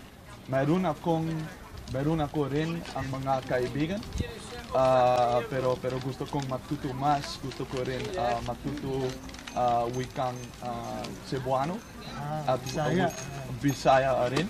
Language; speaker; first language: Filipino; non-native, learner; Dutch